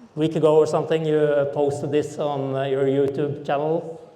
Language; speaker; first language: English; non-native, fluent; Norwegian